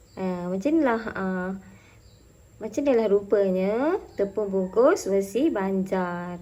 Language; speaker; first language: Malay; native; Malay